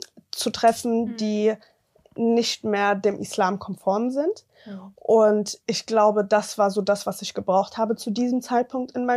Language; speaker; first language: German; early bilingual, other home language; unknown